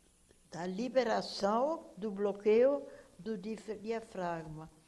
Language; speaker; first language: Portuguese; non-native, fluent; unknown